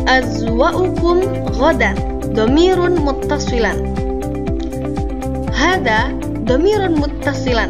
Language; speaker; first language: Arabic; non-native, learner; Indonesian